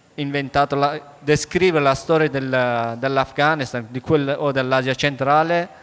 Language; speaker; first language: Italian; early bilingual, other home language; Persian